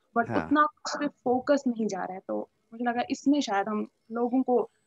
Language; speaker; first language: Hindi; native; Hindi